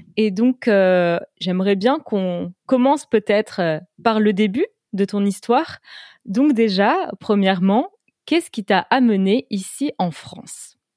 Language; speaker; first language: French; native; French